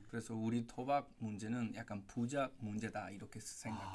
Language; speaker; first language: Korean; non-native, fluent; Spanish